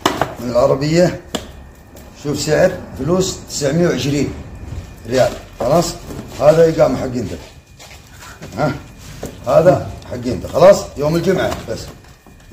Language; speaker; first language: Arabic; non-native, learner; Bangla